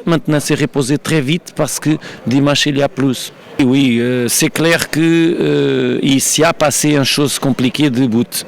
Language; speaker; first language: French; non-native, learner; Portuguese